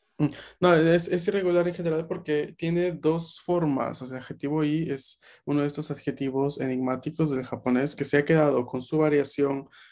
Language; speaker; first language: Spanish; native; Spanish